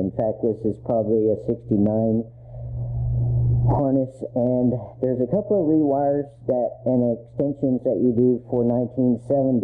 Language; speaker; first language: English; native; English